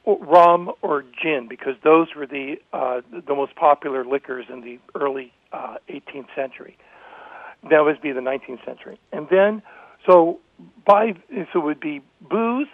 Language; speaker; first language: English; native; English